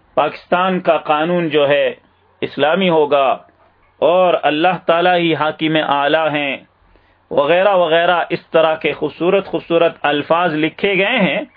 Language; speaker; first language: Urdu; native; Urdu